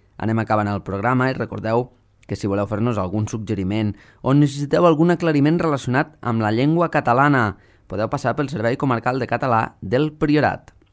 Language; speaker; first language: Catalan; native; Catalan